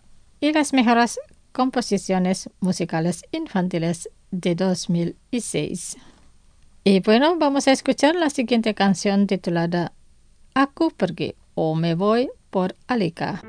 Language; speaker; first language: Spanish; non-native, fluent; Indonesian